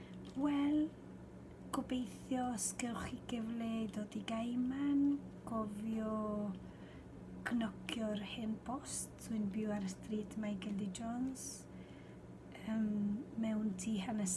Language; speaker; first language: Welsh; non-native, fluent; Spanish